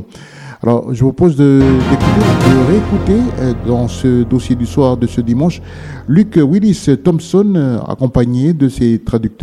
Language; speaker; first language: French; native; French